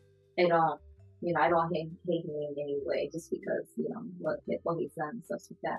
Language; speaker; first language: English; non-native, fluent; Japanese